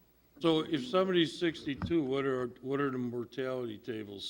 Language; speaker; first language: English; native; English